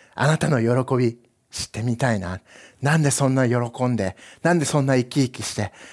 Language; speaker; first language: Japanese; early bilingual, other home language; English